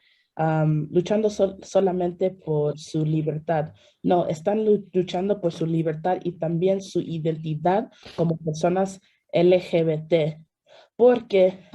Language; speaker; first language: Spanish; early bilingual, heritage; Spanish